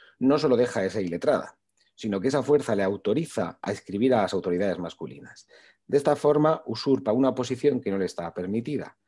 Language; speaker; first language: Spanish; native; Spanish